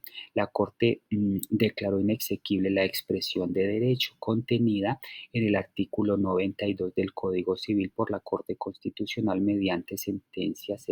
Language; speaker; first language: Spanish; native; Spanish